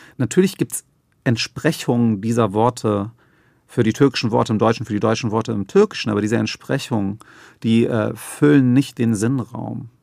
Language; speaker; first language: German; native; German